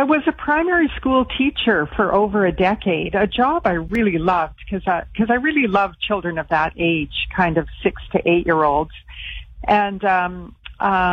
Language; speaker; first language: English; native; English